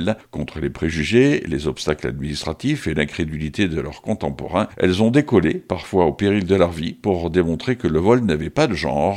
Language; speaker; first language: French; native; French